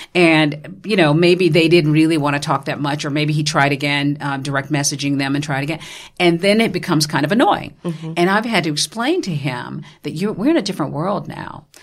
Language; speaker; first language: English; native; English